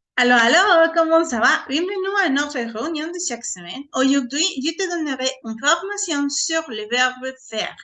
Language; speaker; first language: French; non-native, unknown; Spanish